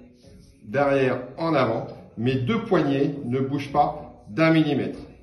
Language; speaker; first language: French; native; French